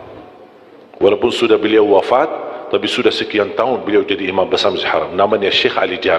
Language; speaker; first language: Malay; non-native, fluent; Arabic